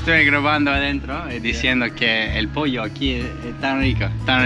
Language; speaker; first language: Spanish; non-native, learner; English